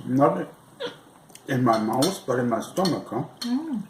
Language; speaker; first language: English; non-native, fluent; German